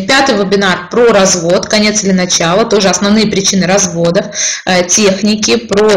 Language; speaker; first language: Russian; native; Russian